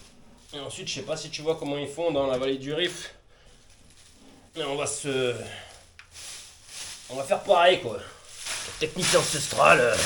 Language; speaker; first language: French; native; French